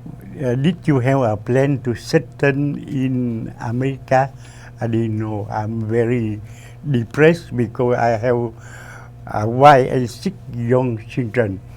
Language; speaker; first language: English; non-native, learner; Vietnamese